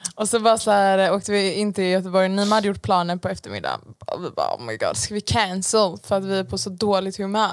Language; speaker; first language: Swedish; early bilingual, other home language; Persian